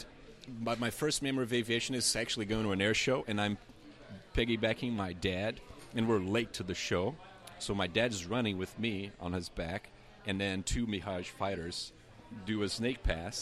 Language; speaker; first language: English; non-native, fluent; Portuguese